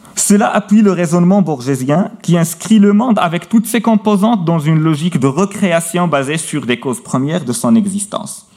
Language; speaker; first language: French; non-native, local second language; Arabic